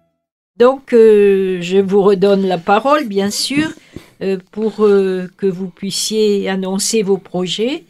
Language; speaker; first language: French; native; French